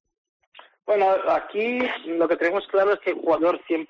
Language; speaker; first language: Spanish; non-native, fluent; Italian